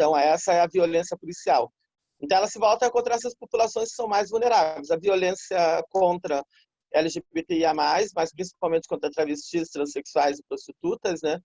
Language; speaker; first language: Portuguese; native; Portuguese